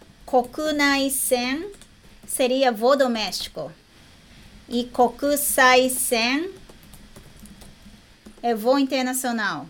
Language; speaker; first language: Portuguese; non-native, learner; Japanese